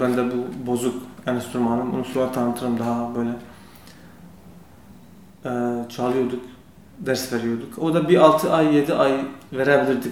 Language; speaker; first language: Turkish; non-native, learner; Kurdish